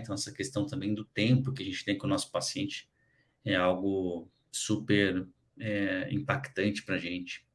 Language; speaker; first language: Portuguese; native; Portuguese